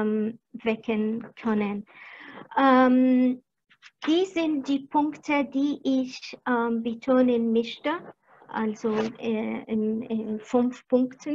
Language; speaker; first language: German; non-native, fluent; Arabic